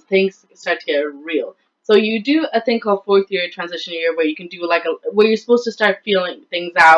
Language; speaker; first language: English; native; English